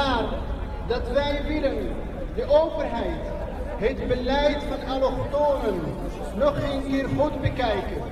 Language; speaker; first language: Dutch; non-native, fluent; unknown